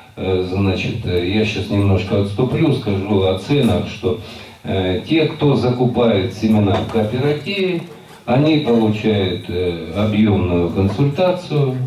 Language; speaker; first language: Russian; native; Russian